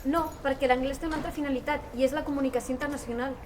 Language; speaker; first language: Catalan; native; Catalan